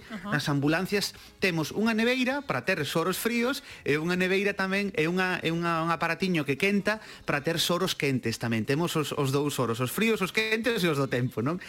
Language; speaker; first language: Galician; native; Galician